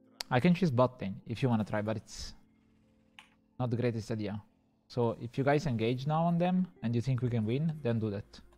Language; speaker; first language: English; non-native, fluent; Italian